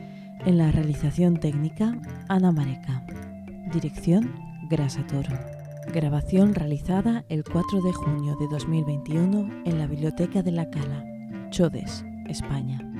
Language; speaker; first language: Spanish; native; Spanish